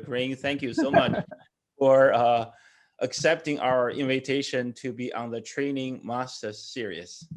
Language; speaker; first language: English; non-native, fluent; Chinese